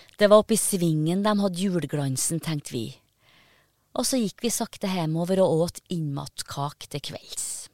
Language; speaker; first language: Norwegian; native; Norwegian